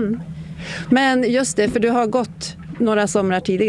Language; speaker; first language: Swedish; native; Swedish